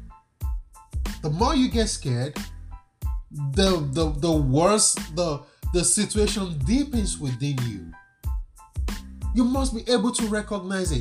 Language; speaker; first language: English; non-native, local second language; Yoruba